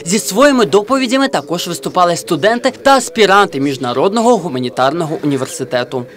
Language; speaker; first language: Ukrainian; native; Ukrainian